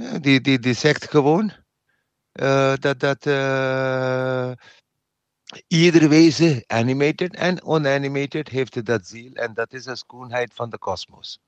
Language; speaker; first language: Dutch; non-native, learner; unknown